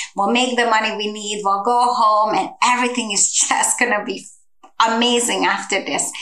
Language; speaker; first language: English; non-native, fluent; Hungarian